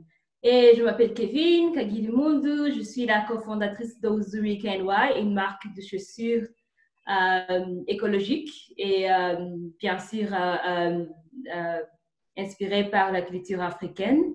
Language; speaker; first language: French; non-native, fluent; Kinyarwanda